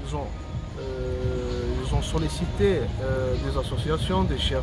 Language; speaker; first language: French; non-native, local second language; Kabyle